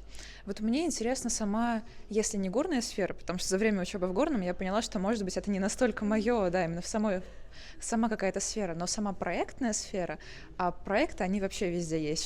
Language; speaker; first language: Russian; native; Russian